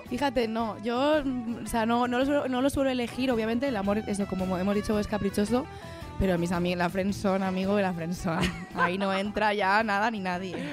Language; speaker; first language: Spanish; native; Spanish